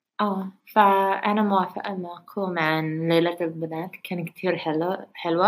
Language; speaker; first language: Arabic; non-native, learner; English